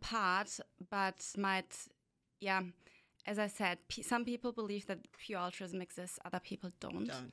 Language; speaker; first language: English; non-native, fluent; German